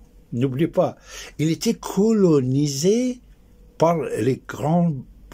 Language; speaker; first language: French; non-native, fluent; Persian